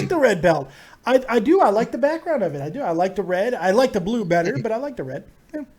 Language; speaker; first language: English; native; English